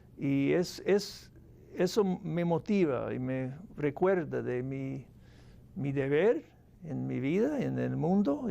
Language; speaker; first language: Spanish; non-native, fluent; English